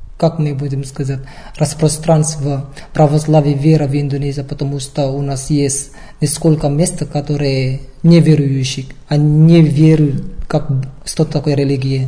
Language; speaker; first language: Russian; non-native, learner; Indonesian